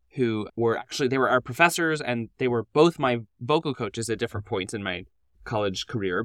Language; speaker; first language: English; native; English